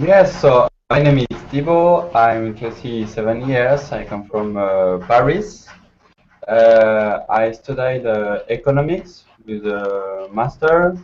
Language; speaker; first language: English; non-native, learner; French